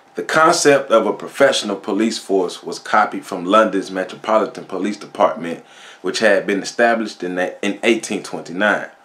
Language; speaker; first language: English; native; English